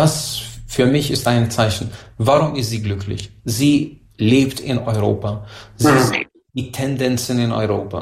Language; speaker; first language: German; non-native, fluent; Hungarian